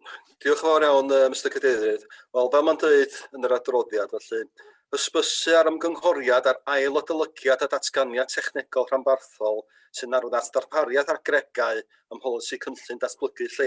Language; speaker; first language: Welsh; native; Welsh